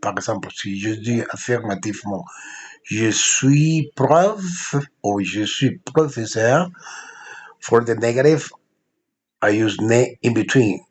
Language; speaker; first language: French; non-native, fluent; Spanish